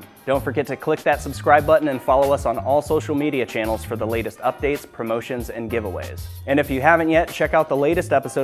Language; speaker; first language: English; native; English